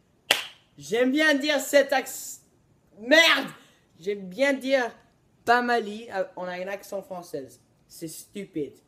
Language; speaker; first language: French; non-native, learner; English